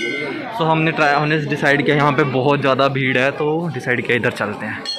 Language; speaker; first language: Hindi; native; Hindi